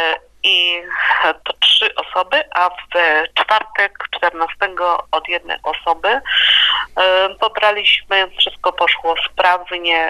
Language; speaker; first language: Polish; native; Polish